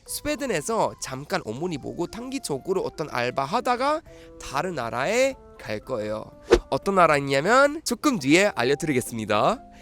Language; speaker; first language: Korean; non-native, fluent; Swedish